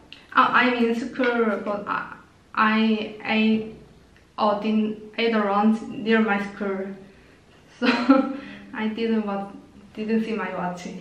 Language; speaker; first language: English; non-native, learner; Korean